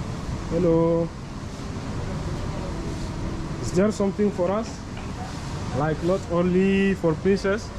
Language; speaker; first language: English; non-native, fluent; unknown